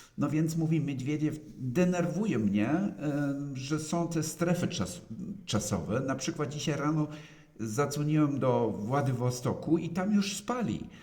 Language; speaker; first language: Polish; non-native, fluent; German